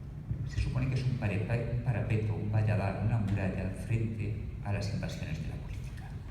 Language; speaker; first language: Spanish; native; Spanish